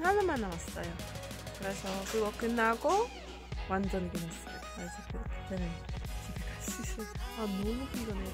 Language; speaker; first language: Korean; non-native, fluent; Dutch